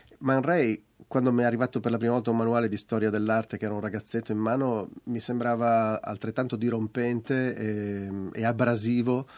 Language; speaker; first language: Italian; native; Italian